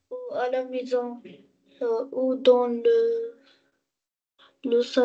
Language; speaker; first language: French; non-native, learner; Arabic